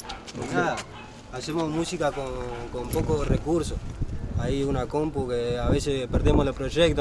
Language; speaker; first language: Spanish; native; Spanish